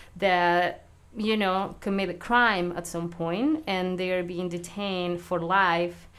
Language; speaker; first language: English; non-native, fluent; Spanish